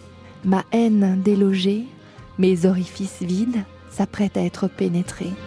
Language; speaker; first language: French; native; French